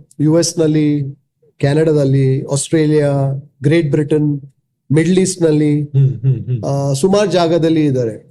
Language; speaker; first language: Kannada; non-native, local second language; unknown